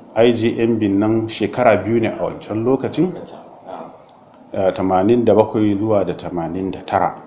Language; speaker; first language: Hausa; native; Hausa